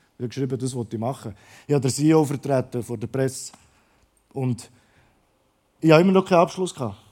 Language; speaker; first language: German; early bilingual, other home language; Croatian